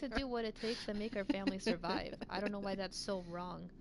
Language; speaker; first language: English; native; English